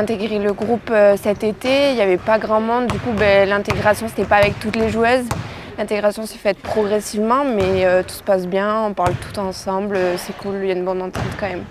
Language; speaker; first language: French; native; French